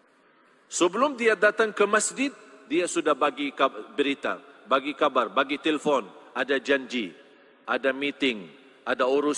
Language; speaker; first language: Indonesian; non-native, fluent; Arabic